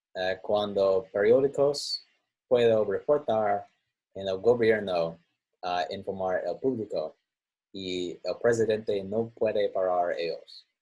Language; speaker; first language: Spanish; non-native, learner; English